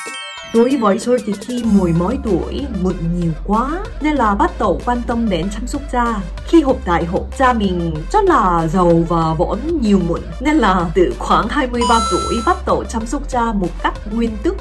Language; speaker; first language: Vietnamese; non-native, fluent; Korean